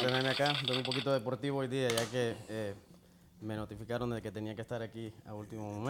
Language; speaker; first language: Spanish; native; Spanish